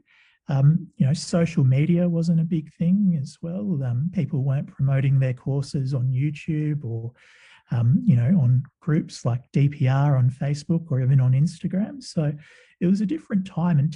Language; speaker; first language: English; native; English